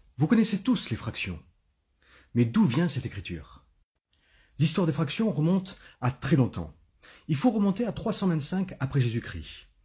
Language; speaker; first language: French; native; French